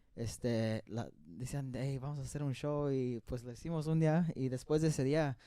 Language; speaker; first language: Spanish; early bilingual, other home language; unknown